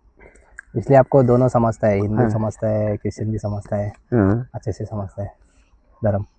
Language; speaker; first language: Hindi; non-native, local second language; Telugu